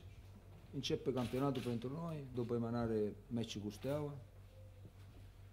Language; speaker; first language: Romanian; non-native, learner; Italian